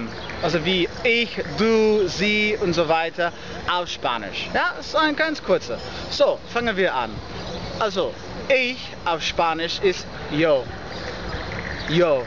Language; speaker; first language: German; non-native, learner; English